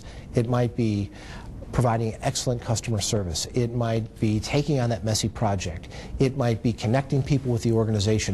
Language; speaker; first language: English; native; English